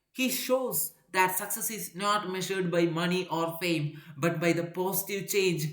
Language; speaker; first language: English; non-native, local second language; Malayalam